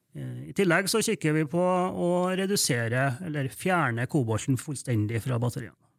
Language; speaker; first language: Norwegian; native; Norwegian